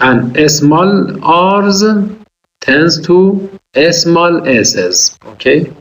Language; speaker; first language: English; non-native, fluent; Persian